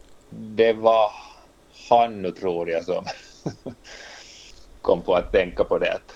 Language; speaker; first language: Swedish; non-native, local second language; Finnish